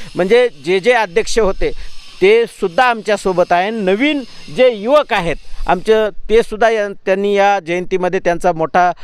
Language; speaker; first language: Marathi; non-native, local second language; Lambadi